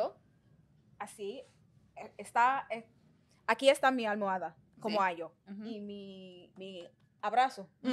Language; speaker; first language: Spanish; non-native, learner; English